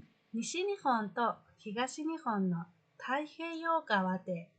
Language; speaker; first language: Japanese; non-native, fluent; Mongolian